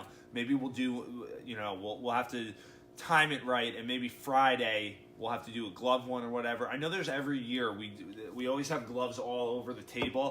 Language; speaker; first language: English; native; English